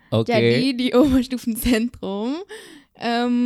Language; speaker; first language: Indonesian; early bilingual, other home language; German